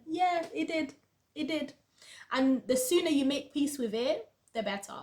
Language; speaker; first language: English; native; English